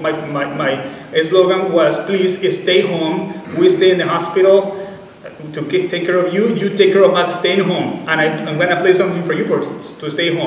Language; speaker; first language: English; non-native, fluent; Spanish